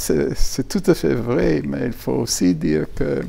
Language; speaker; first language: French; non-native, fluent; German